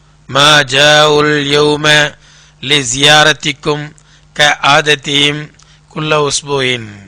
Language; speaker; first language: Arabic; non-native, fluent; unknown